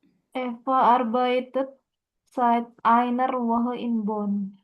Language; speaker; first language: German; non-native, learner; Indonesian